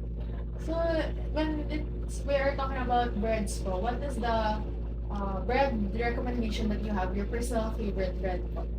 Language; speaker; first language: English; non-native, local second language; Filipino